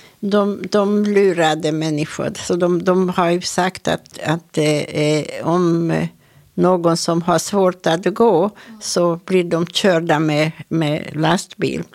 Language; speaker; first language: Swedish; non-native, fluent; Hungarian